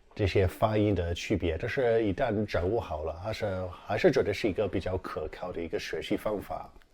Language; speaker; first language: Chinese; non-native, fluent; English